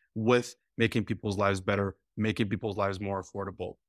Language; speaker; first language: English; native; English